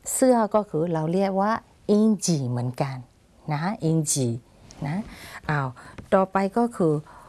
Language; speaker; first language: Thai; non-native, fluent; Burmese